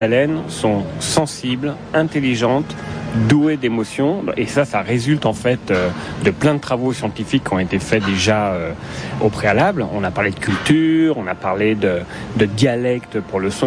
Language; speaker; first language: French; native; French